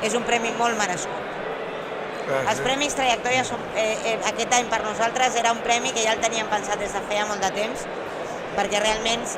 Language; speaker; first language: Catalan; native; Catalan